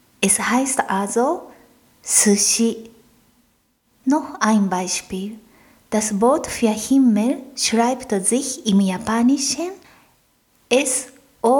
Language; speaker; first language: German; non-native, fluent; Japanese